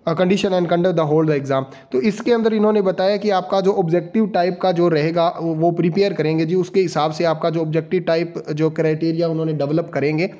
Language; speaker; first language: Hindi; non-native, local second language; Punjabi